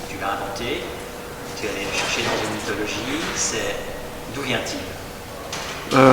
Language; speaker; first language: French; native; French